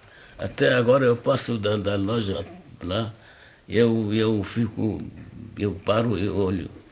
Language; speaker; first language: Portuguese; non-native, learner; Arabic